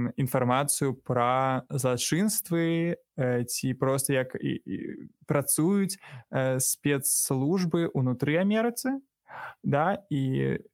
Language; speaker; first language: Belarusian; non-native, local second language; Russian